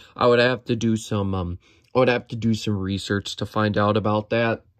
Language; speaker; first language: English; native; English